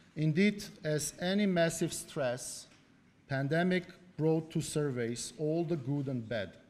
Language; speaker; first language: English; non-native, fluent; Armenian